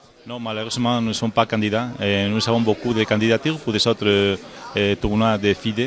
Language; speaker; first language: French; non-native, fluent; Spanish